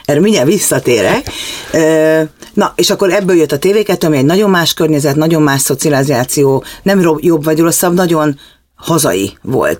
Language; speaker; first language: Hungarian; native; Hungarian